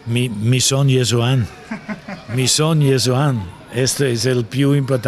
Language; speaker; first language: Italian; non-native, learner; German